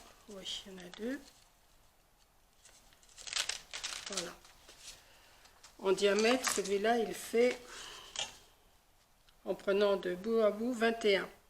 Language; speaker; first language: French; native; French